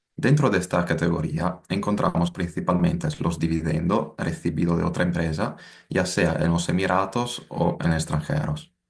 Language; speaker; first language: Spanish; non-native, fluent; Italian